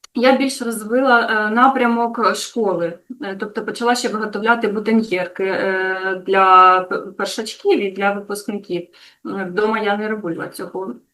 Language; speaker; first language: Ukrainian; native; Ukrainian